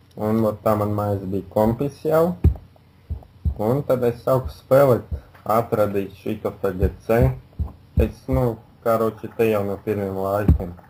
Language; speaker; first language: Latvian; non-native, local second language; Russian